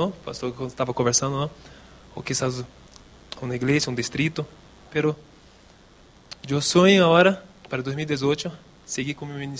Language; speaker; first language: Spanish; non-native, local second language; Portuguese